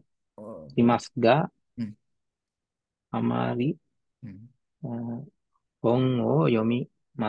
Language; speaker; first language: Japanese; non-native, learner; Sinhala